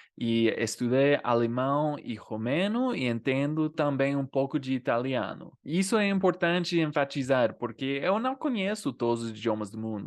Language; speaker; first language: Portuguese; non-native, fluent; English